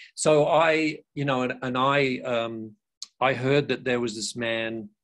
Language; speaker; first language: English; native; English